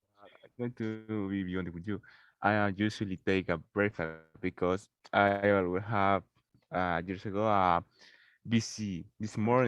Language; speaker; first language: English; non-native, learner; Spanish